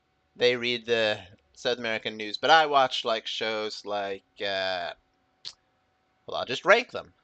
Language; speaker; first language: English; native; English